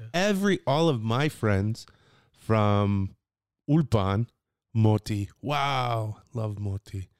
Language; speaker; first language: English; native; English